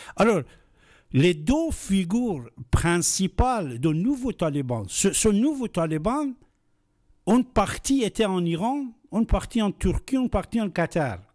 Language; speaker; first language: French; non-native, fluent; Persian